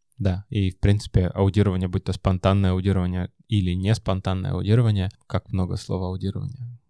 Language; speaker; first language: Russian; native; Russian